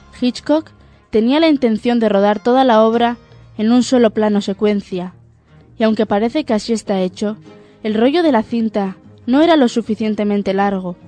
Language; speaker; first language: Spanish; native; Spanish